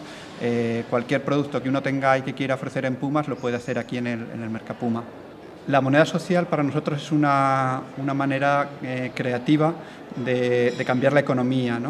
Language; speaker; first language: Spanish; native; Spanish